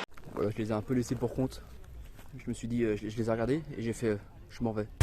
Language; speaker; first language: French; native; French